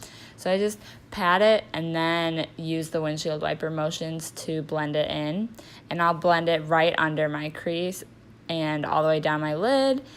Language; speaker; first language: English; native; English